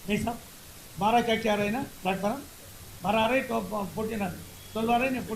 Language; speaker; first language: Hindi; non-native, local second language; Kannada